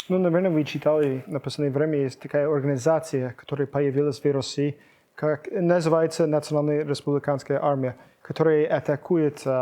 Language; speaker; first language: Russian; non-native, fluent; English